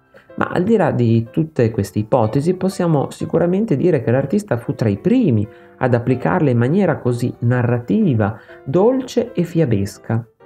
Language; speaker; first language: Italian; native; Italian